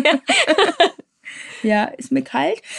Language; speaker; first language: German; native; German